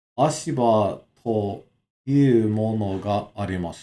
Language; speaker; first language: Japanese; non-native, learner; English